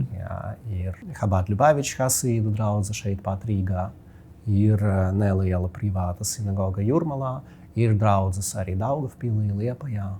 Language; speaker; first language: Latvian; non-native, local second language; Russian